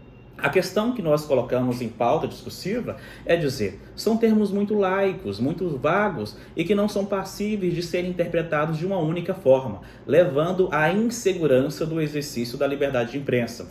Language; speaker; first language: Portuguese; native; Portuguese